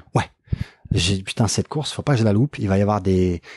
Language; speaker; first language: French; native; French